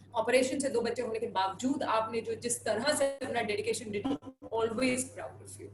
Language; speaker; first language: Hindi; native; Hindi